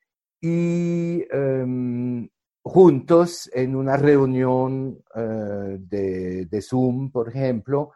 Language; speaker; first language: Spanish; non-native, fluent; French